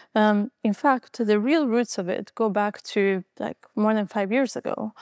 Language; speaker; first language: English; non-native, fluent; Albanian